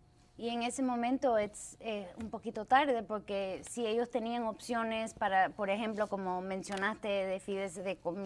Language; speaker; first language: Spanish; early bilingual, heritage; Spanish